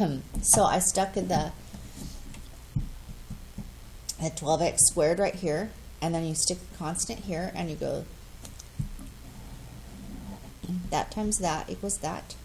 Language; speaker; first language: English; native; English